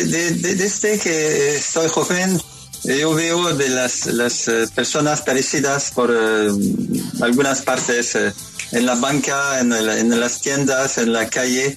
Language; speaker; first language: Spanish; non-native, learner; French